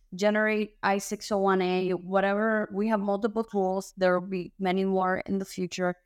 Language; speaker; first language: English; early bilingual, other home language; Spanish